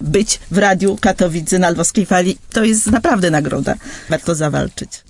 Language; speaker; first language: Polish; native; Polish